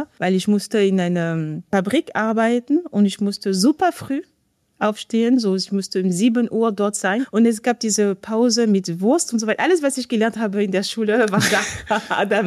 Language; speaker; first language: German; non-native, fluent; French